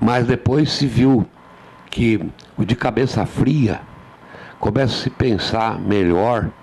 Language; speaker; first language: Portuguese; native; Portuguese